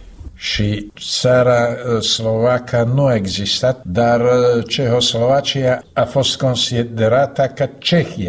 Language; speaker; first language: Romanian; non-native, fluent; Slovak